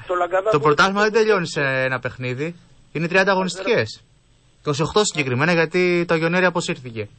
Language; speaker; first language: Greek; native; Greek